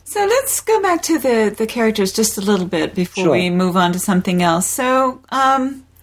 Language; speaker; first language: English; native; English